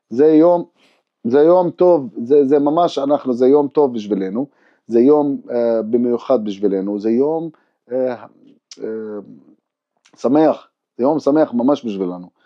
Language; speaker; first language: Hebrew; non-native, local second language; Arabic